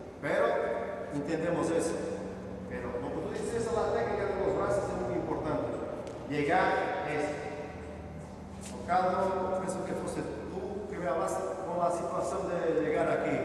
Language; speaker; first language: Spanish; non-native, learner; Portuguese